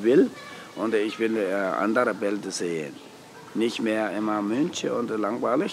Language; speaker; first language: German; non-native, learner; Tibetan